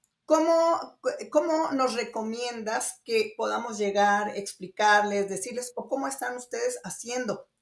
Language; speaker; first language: Spanish; native; Spanish